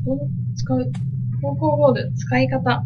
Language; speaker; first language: Japanese; native; Japanese